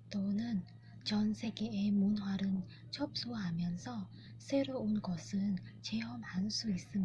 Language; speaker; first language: Korean; non-native, learner; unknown